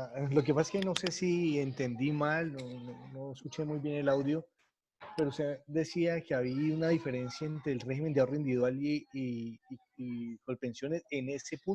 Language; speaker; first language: Spanish; native; Spanish